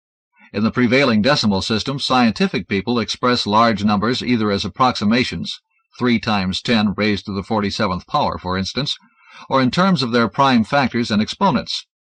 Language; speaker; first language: English; native; English